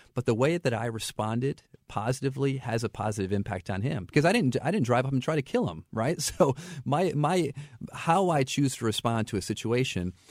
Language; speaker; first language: English; native; English